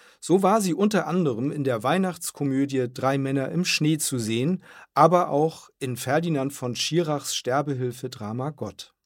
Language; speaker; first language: German; native; German